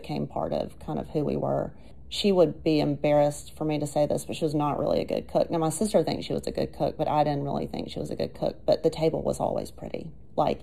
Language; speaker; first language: English; native; English